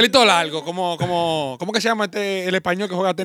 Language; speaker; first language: Spanish; native; Spanish